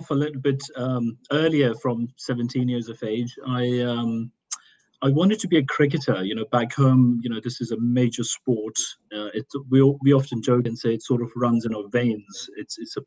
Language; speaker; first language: English; non-native, local second language; Urdu